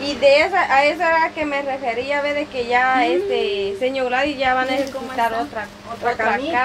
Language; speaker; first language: Spanish; native; Spanish